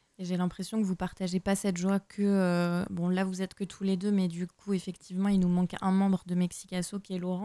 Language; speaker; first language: French; native; French